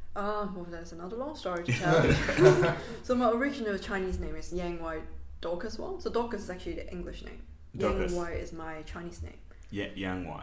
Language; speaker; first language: English; non-native, local second language; Cantonese